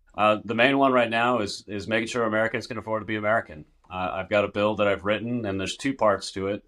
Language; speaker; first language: English; native; English